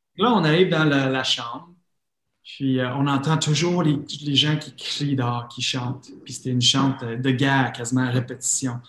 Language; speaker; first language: French; non-native, fluent; English